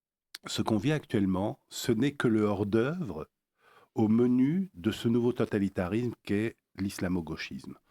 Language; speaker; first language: French; native; French